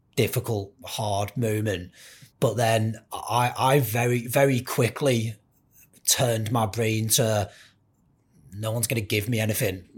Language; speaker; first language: English; native; English